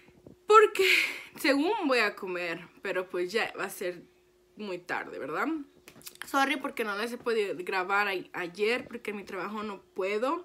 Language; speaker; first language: Spanish; early bilingual, heritage; Spanish